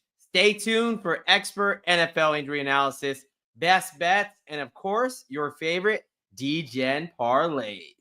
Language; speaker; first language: English; native; English